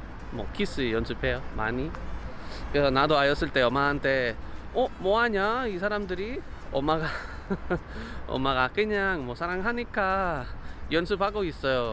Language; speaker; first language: Korean; non-native, learner; Spanish